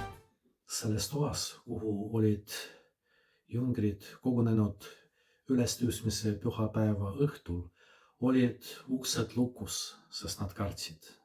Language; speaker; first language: Estonian; non-native, fluent; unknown